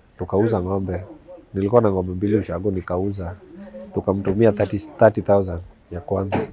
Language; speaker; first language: Swahili; non-native, local second language; Luo (Kenya and Tanzania)